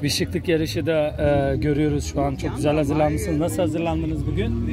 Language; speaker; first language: Turkish; native; Turkish